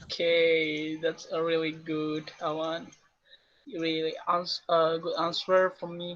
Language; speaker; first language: English; non-native, learner; Indonesian